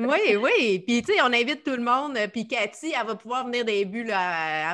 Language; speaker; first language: French; native; French